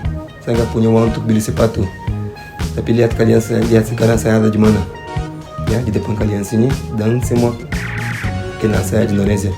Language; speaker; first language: Indonesian; non-native, fluent; Portuguese